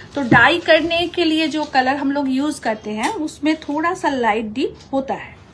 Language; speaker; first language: Hindi; non-native, local second language; Bangla